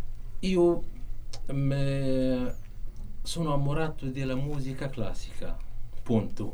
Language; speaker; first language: Italian; non-native, learner; Arabic